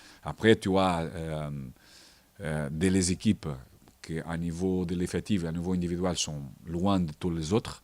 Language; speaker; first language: French; non-native, learner; Portuguese